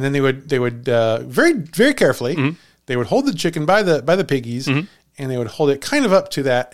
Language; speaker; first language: English; native; English